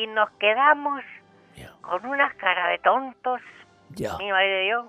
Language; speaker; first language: Spanish; native; Spanish